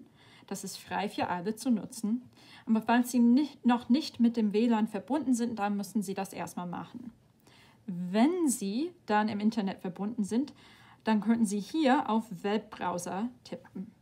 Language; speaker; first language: German; non-native, fluent; English